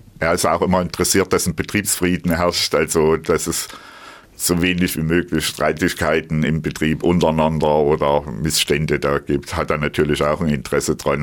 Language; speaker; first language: German; native; German